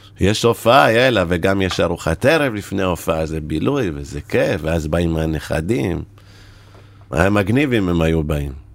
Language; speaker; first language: Hebrew; native; Hebrew